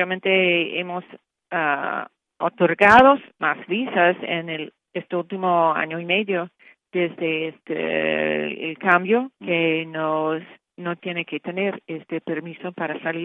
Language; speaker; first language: Spanish; non-native, fluent; English